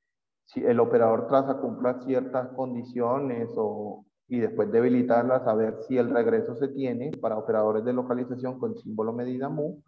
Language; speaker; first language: Spanish; native; Spanish